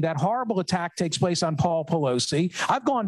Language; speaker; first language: English; native; English